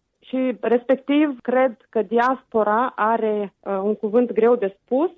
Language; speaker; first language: Romanian; native; Romanian